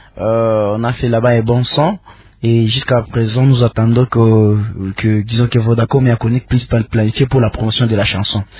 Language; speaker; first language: French; non-native, local second language; Nande